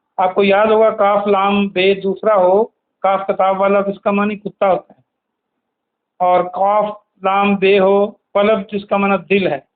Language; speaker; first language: Urdu; non-native, local second language; Punjabi